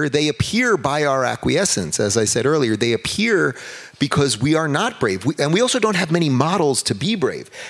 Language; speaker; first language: English; native; English